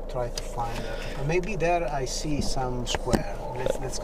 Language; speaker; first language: English; non-native, learner; Italian